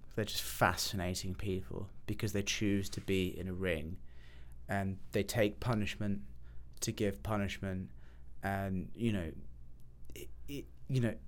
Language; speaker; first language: English; native; English